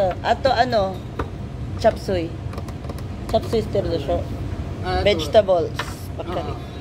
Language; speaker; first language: Japanese; non-native, learner; Filipino